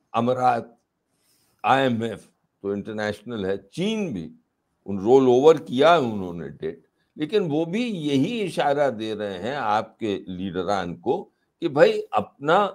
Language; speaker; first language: Hindi; native; Hindi